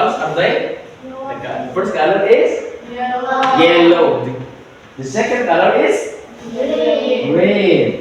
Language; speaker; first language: English; non-native, learner; Indonesian